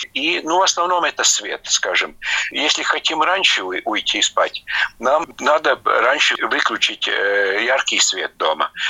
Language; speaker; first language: Russian; non-native, local second language; Latvian